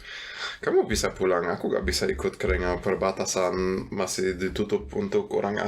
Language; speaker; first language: Indonesian; non-native, fluent; German